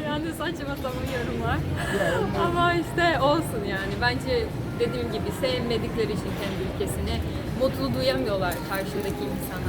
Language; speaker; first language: Turkish; non-native, fluent; Portuguese